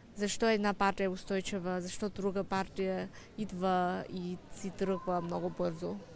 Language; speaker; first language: Bulgarian; non-native, fluent; Chinese